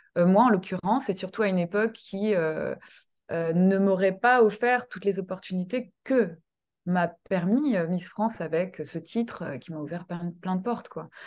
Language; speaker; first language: French; early bilingual, other home language; Kinyarwanda